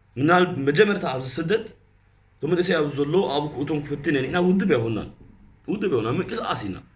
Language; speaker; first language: Tigrinya; early bilingual, heritage; Tigrinya